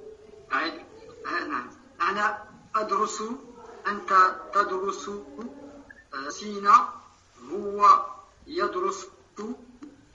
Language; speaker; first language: Arabic; non-native, learner; French